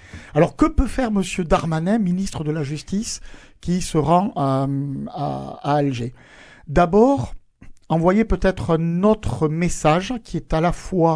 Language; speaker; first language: French; native; French